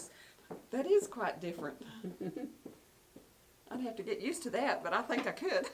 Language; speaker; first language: English; native; English